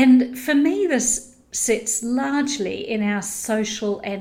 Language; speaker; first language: English; native; English